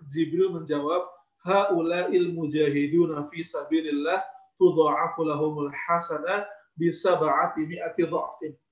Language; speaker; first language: Indonesian; native; Indonesian